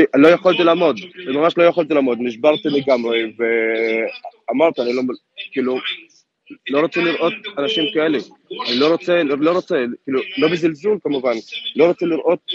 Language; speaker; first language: Hebrew; non-native, local second language; Arabic